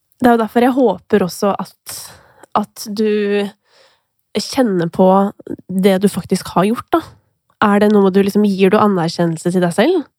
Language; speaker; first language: Norwegian; native; Norwegian